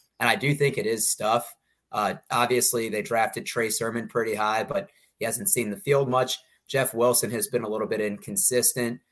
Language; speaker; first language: English; native; English